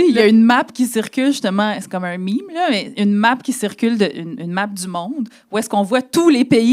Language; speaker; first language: French; native; French